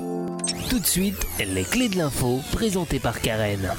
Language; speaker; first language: French; native; French